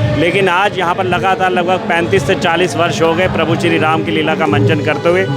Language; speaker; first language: Hindi; native; Hindi